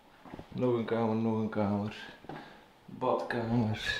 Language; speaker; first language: Dutch; native; Dutch